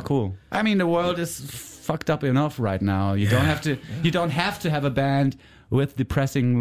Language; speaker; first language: English; non-native, fluent; German